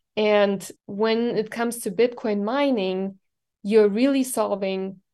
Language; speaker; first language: English; non-native, fluent; German